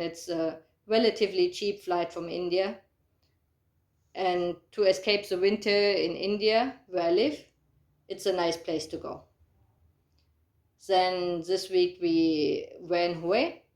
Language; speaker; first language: English; non-native, fluent; German